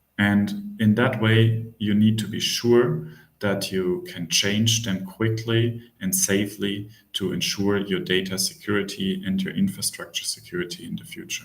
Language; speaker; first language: English; non-native, fluent; German